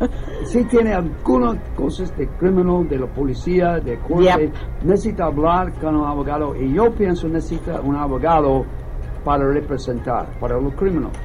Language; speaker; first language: Spanish; non-native, learner; English